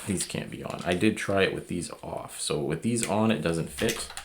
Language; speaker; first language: English; native; English